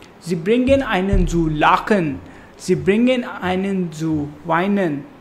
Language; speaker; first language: German; non-native, learner; Hindi